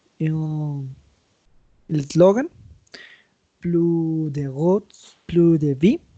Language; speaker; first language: French; non-native, learner; Spanish